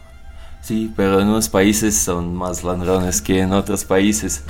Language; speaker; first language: Spanish; non-native, learner; Russian